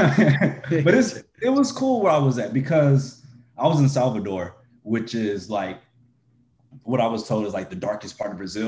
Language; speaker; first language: English; native; English